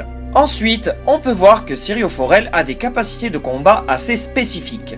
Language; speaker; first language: French; native; French